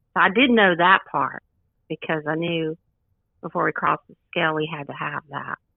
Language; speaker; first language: English; native; English